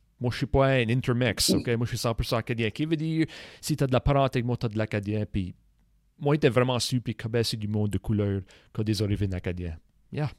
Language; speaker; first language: French; non-native, local second language; English